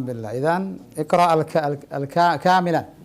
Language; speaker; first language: Arabic; non-native, fluent; Indonesian